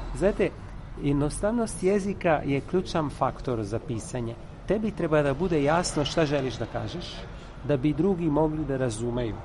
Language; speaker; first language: Serbian; non-native, fluent; Italian